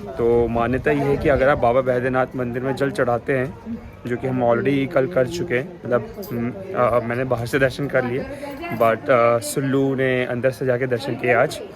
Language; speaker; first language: Hindi; native; Hindi